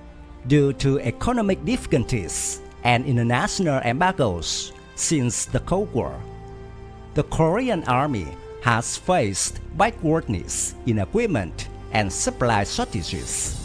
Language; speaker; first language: English; non-native, fluent; Vietnamese